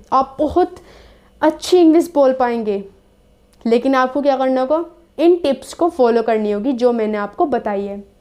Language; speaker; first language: Hindi; native; Hindi